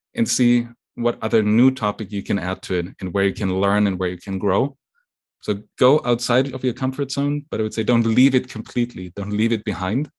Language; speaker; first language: English; non-native, fluent; German